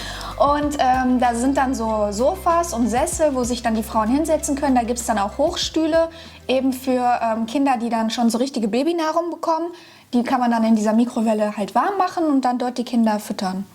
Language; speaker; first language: German; native; German